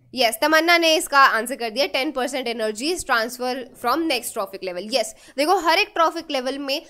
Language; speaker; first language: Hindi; native; Hindi